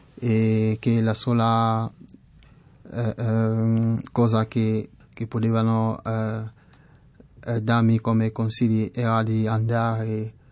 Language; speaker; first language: Italian; non-native, fluent; French